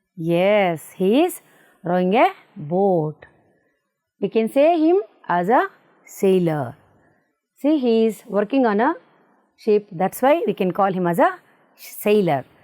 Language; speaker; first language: English; non-native, local second language; Kannada